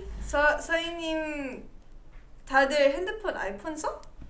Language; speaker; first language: Korean; non-native, learner; Thai